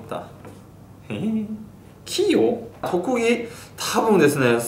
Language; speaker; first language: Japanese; non-native, fluent; Korean